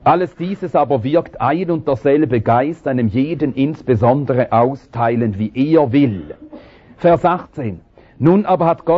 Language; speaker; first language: German; native; German